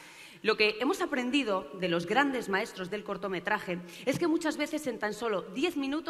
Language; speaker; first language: Spanish; native; Spanish